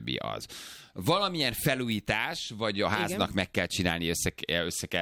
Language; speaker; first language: Hungarian; native; Hungarian